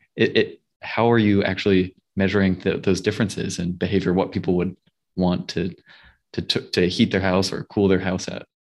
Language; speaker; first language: English; native; English